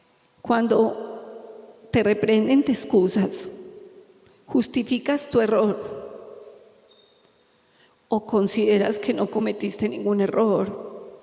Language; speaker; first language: Spanish; native; Spanish